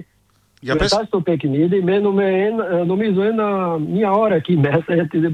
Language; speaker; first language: Greek; non-native, learner; Portuguese